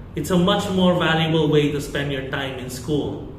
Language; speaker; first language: English; non-native, local second language; Filipino